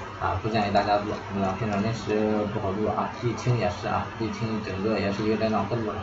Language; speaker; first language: Chinese; native; Chinese